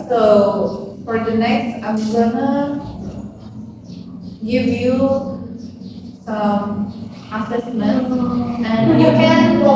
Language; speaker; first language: English; non-native, fluent; Indonesian